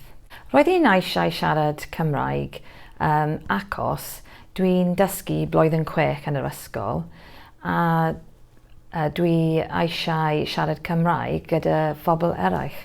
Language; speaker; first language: Welsh; non-native, learner; English